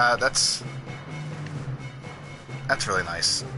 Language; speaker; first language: English; native; English